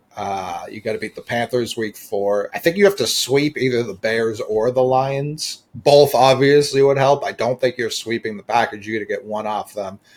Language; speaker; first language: English; native; English